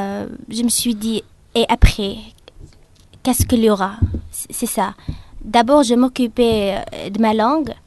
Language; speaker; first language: French; non-native, fluent; Arabic